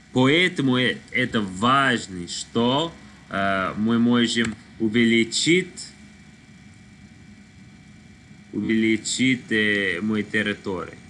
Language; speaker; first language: Russian; non-native, learner; English